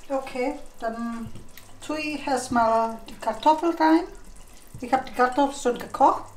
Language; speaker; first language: German; non-native, learner; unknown